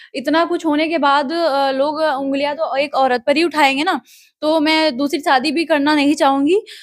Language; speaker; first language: Hindi; native; Hindi